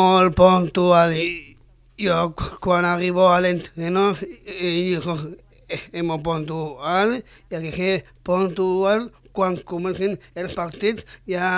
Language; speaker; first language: Catalan; non-native, local second language; Spanish